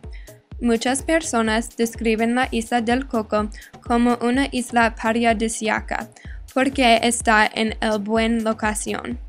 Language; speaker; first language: Spanish; non-native, learner; English